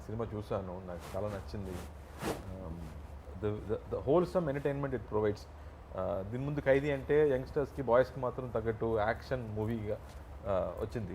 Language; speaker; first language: Telugu; non-native, fluent; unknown